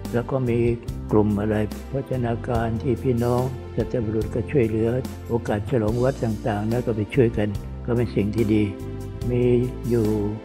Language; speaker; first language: Thai; non-native, local second language; Vietnamese